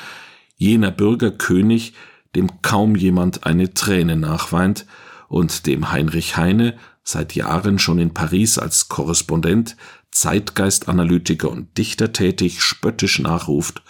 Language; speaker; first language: German; native; German